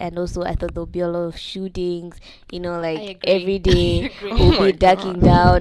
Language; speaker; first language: English; non-native, local second language; Nyanja